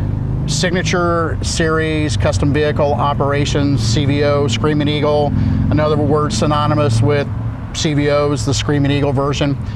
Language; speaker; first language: English; native; English